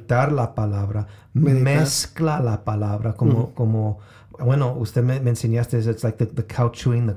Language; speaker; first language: Spanish; early bilingual, heritage; Spanish